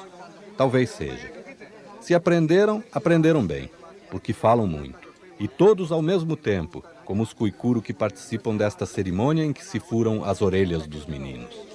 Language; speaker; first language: Portuguese; native; Portuguese